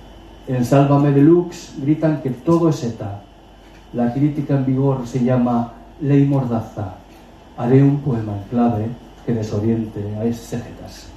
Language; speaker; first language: Spanish; native; Spanish